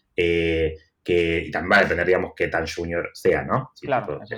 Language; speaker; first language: Spanish; native; Spanish